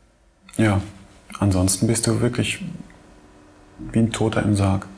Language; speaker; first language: German; native; German